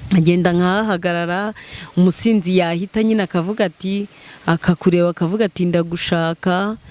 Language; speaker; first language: Kinyarwanda; native; Kinyarwanda